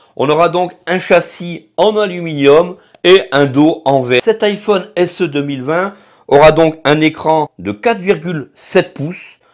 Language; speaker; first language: French; native; French